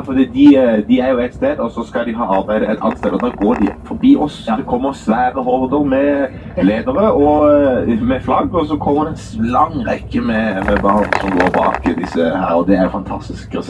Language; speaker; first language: Norwegian; native; Norwegian